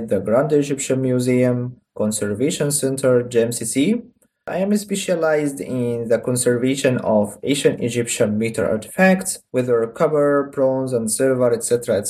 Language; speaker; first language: English; non-native, learner; Arabic